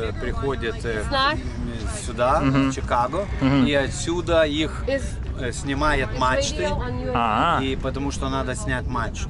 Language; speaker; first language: Russian; non-native, local second language; Lithuanian